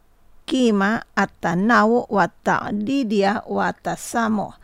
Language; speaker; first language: Arabic; non-native, fluent; Indonesian